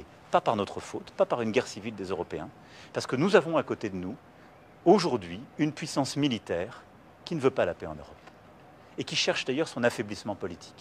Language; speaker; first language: French; native; French